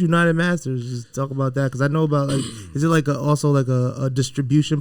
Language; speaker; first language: English; native; English